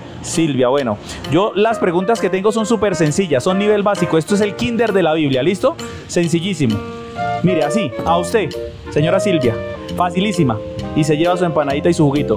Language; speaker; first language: Spanish; native; Spanish